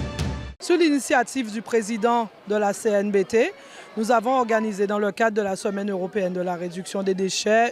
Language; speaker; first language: French; native; French